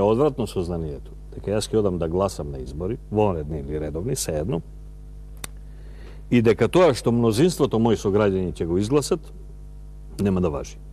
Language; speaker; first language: Macedonian; native; Macedonian